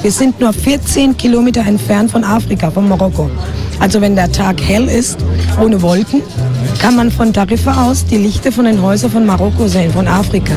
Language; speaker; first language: German; non-native, fluent; Spanish